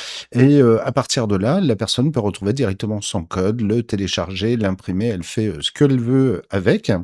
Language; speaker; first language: French; native; French